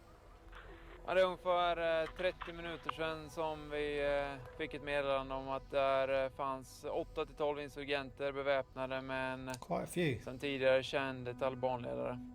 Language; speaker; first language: Swedish; native; Swedish